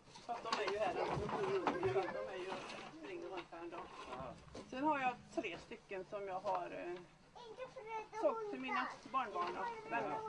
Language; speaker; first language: Swedish; non-native, fluent; Hindi